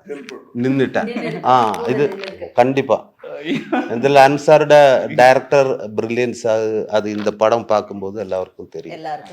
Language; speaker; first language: Tamil; non-native, learner; Malayalam